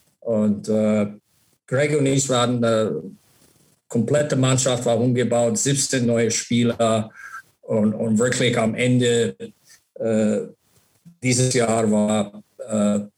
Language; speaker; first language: German; non-native, learner; English